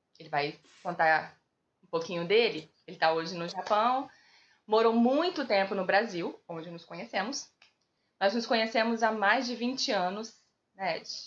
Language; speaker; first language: Portuguese; native; Portuguese